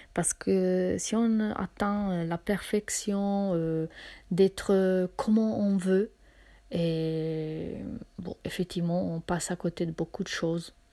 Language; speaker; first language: French; non-native, fluent; Italian